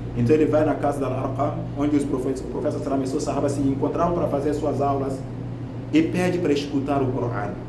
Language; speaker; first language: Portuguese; non-native, fluent; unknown